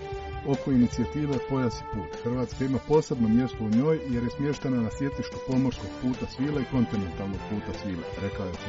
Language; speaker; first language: Serbian; native; Serbian